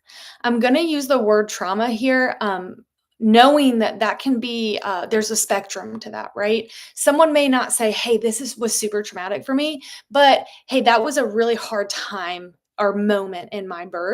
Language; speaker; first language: English; native; English